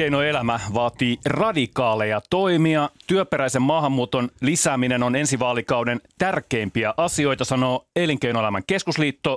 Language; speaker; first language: Finnish; native; Finnish